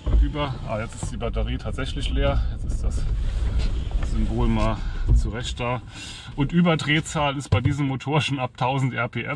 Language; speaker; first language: German; native; German